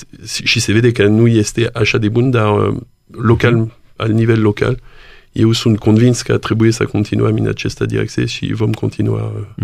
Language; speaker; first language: Romanian; non-native, learner; French